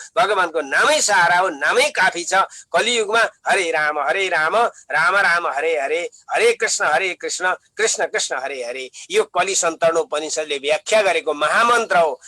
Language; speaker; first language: Nepali; native; Nepali